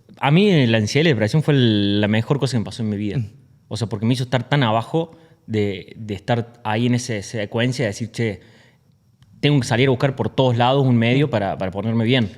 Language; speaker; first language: Spanish; native; Spanish